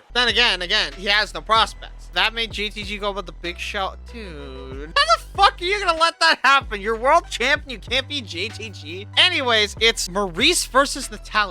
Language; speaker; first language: English; native; English